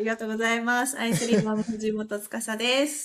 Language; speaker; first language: Japanese; native; Japanese